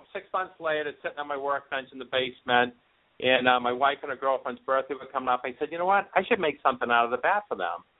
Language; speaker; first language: English; native; English